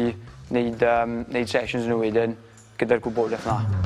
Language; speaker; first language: Welsh; native; Welsh